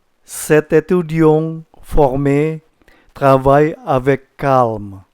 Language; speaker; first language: French; non-native, fluent; Indonesian